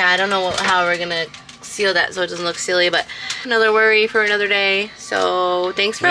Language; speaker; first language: English; native; English